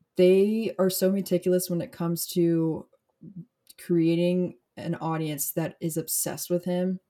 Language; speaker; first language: English; native; English